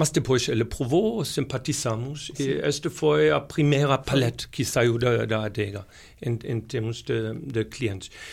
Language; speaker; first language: Portuguese; non-native, fluent; German